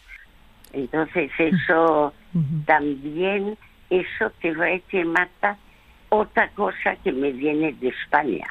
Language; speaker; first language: Spanish; early bilingual, other home language; French